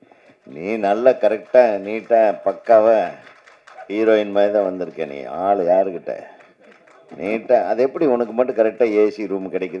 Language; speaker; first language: Tamil; native; Tamil